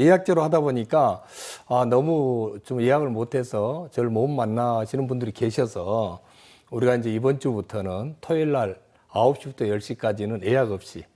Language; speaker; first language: Korean; native; Korean